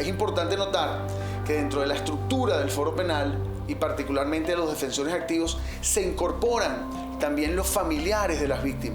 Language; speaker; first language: Spanish; native; Spanish